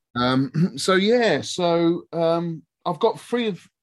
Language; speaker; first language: English; native; English